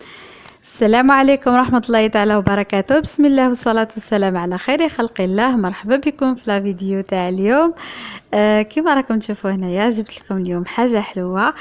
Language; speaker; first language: Arabic; native; Arabic